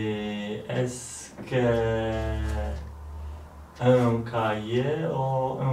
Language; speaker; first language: French; non-native, learner; Polish